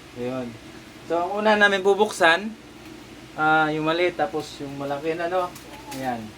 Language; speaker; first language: Filipino; non-native, local second language; Cebuano